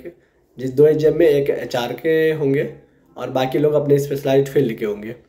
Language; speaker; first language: Hindi; native; Hindi